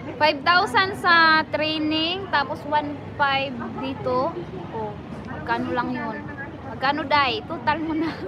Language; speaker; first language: Filipino; non-native, local second language; Cebuano